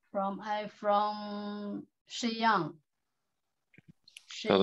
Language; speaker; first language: English; non-native, learner; Chinese